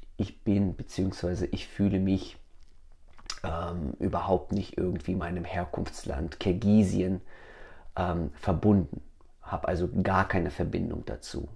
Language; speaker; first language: German; early bilingual, other home language; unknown